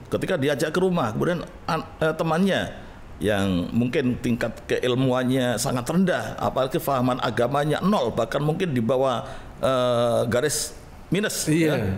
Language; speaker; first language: Indonesian; native; Indonesian